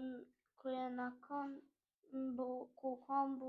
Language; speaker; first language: Albanian; early bilingual, heritage; Albanian